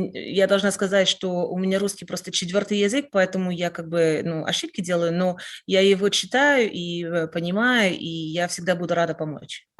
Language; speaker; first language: Russian; non-native, fluent; French